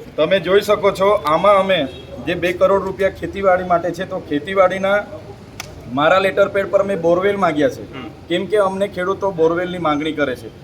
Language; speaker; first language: Gujarati; non-native, local second language; Vasavi